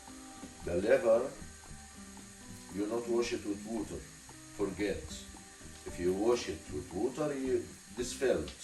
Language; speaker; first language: English; non-native, learner; Arabic